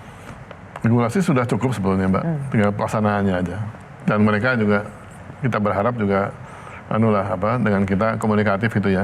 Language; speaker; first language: Indonesian; native; Indonesian